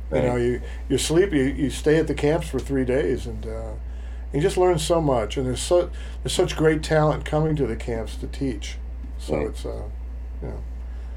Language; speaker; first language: English; native; English